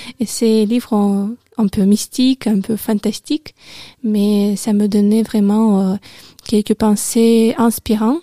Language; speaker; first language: French; non-native, learner; Russian